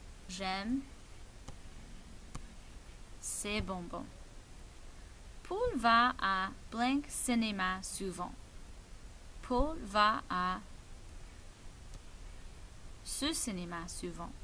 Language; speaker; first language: French; non-native, fluent; English